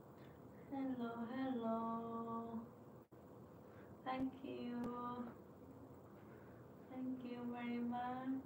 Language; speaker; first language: English; non-native, learner; Vietnamese